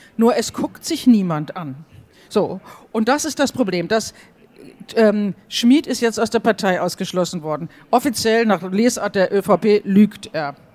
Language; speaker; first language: German; native; German